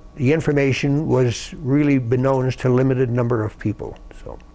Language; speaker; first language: English; native; English